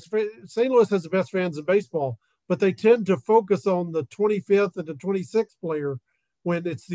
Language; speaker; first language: English; native; English